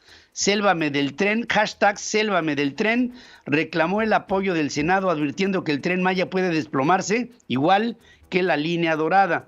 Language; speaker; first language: Spanish; native; Spanish